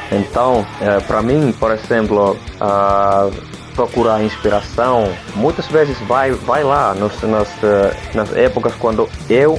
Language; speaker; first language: Portuguese; non-native, learner; Finnish